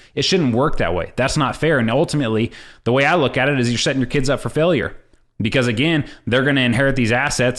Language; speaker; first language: English; native; English